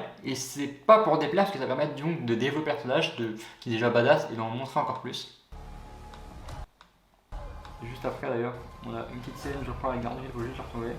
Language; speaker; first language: French; native; French